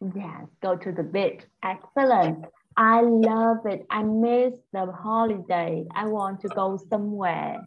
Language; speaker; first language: English; non-native, fluent; Vietnamese